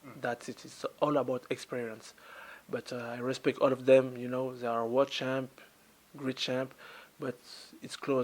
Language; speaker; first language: English; non-native, learner; French